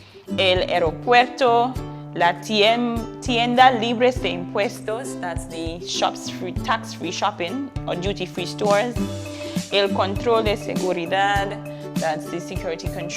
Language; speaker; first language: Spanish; non-native, fluent; English